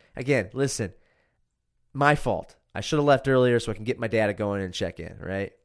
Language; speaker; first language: English; native; English